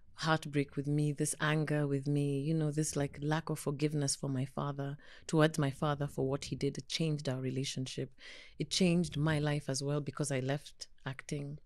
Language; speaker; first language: English; non-native, local second language; Kikuyu